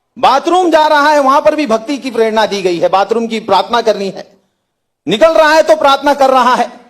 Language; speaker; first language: Hindi; native; Hindi